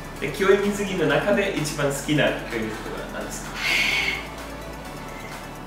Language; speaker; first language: Japanese; non-native, fluent; English